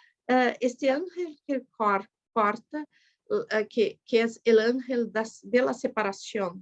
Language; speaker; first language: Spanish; non-native, fluent; Portuguese